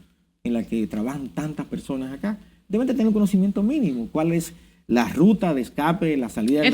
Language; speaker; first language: Spanish; native; Spanish